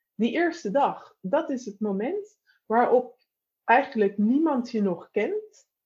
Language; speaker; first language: Dutch; native; Dutch